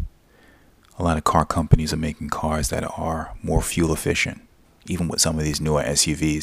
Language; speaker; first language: English; native; English